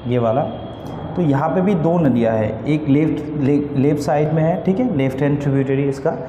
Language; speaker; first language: Hindi; non-native, local second language; Assamese